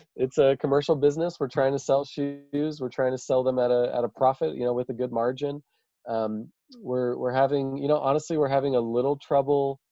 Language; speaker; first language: English; native; English